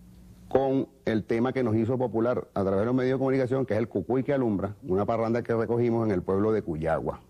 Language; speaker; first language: Spanish; native; Spanish